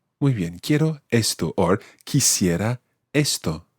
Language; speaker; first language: Spanish; non-native, fluent; English